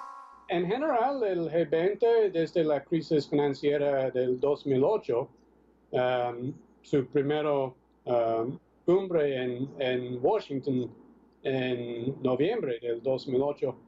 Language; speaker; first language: Spanish; non-native, fluent; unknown